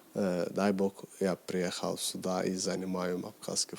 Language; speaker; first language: Russian; non-native, learner; Turkish